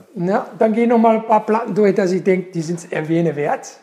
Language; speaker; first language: German; non-native, fluent; Dutch